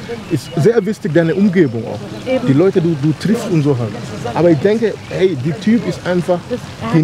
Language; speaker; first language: German; non-native, learner; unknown